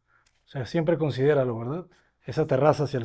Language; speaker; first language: Spanish; native; Spanish